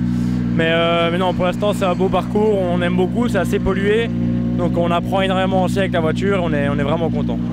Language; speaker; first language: French; native; French